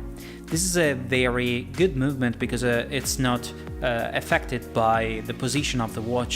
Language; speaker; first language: English; non-native, fluent; Italian